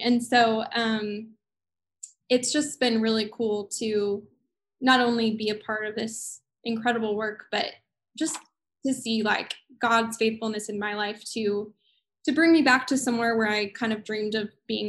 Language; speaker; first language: English; native; English